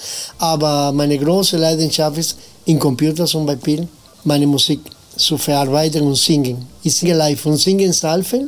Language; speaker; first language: German; non-native, fluent; Spanish